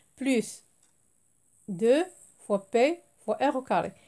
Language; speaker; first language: French; non-native, local second language; Arabic